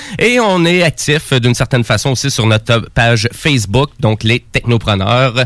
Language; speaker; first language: French; native; French